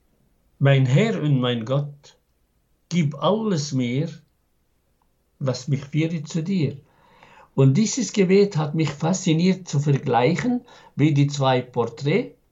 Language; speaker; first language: German; non-native, fluent; Arabic